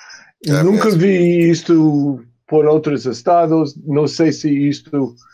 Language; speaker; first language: Portuguese; non-native, fluent; English